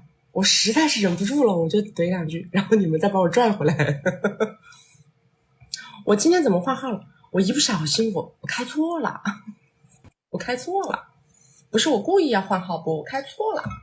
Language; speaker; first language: Chinese; native; Chinese